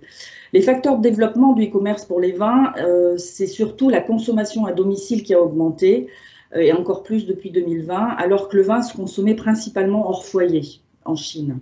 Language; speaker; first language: French; native; French